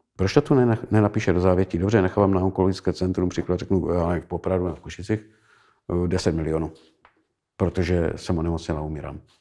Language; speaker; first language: Czech; native; Czech